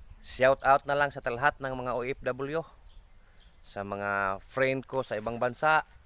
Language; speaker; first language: Filipino; non-native, local second language; Cebuano